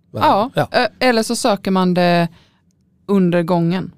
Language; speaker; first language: Norwegian; non-native, learner; Swedish